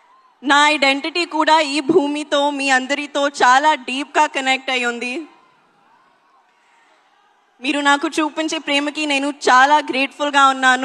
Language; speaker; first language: Telugu; non-native, learner; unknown